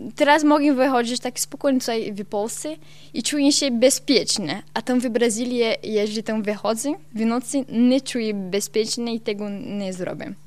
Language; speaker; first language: Polish; non-native, learner; Portuguese